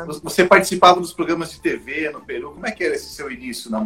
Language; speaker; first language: Portuguese; native; Portuguese